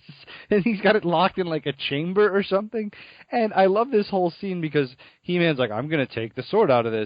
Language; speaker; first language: English; native; English